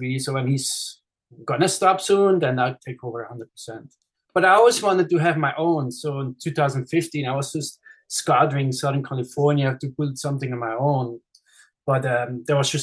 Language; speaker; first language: English; non-native, fluent; Swiss German